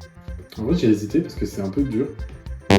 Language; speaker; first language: French; native; French